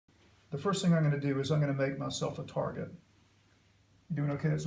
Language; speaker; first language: English; native; English